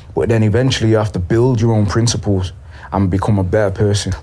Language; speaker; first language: English; native; English